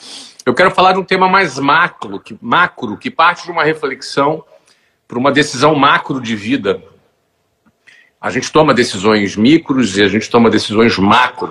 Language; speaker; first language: Portuguese; native; Portuguese